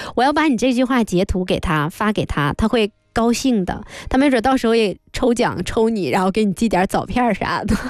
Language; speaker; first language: Chinese; native; Chinese